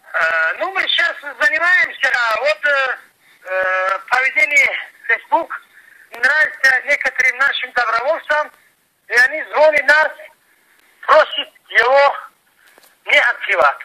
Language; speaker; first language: Russian; non-native, local second language; Tajik